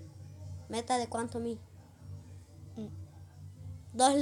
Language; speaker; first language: Spanish; native; Spanish